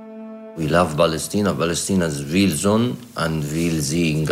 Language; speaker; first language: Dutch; non-native, learner; Arabic